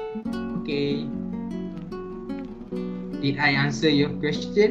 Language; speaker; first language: English; non-native, learner; Malay